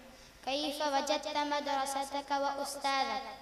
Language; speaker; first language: Arabic; non-native, learner; Urdu